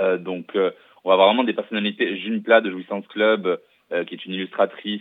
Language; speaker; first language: French; non-native, local second language; Arabic